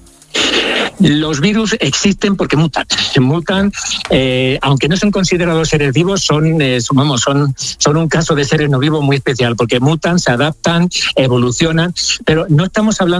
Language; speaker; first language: Spanish; native; Spanish